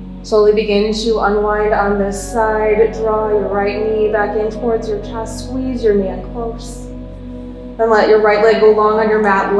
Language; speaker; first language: English; native; English